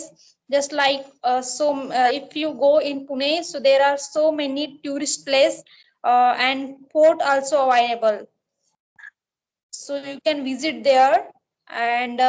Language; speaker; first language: English; non-native, learner; Marathi